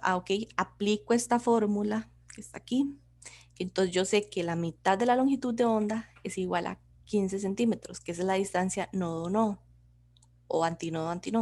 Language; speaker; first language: Spanish; native; Spanish